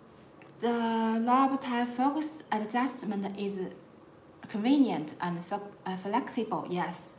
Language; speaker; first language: English; non-native, learner; Chinese